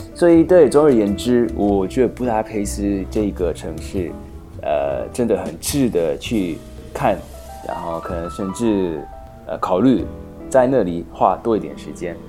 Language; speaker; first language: Chinese; non-native, fluent; Hungarian